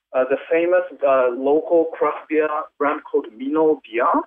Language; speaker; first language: English; non-native, fluent; Japanese